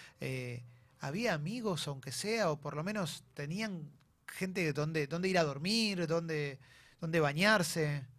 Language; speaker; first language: Spanish; native; Spanish